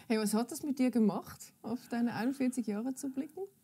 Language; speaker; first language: German; native; German